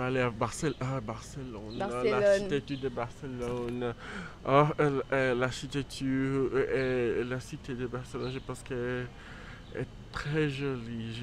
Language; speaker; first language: French; non-native, learner; Portuguese